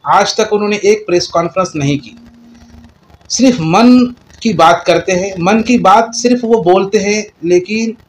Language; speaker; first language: Hindi; non-native, local second language; Marathi